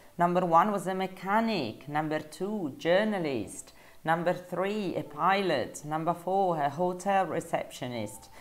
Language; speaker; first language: English; non-native, fluent; Italian